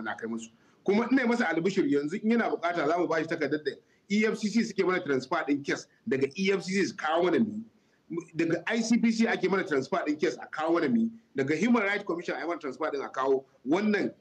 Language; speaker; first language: Hausa; native; Hausa